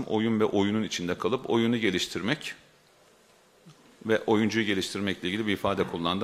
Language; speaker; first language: Turkish; native; Turkish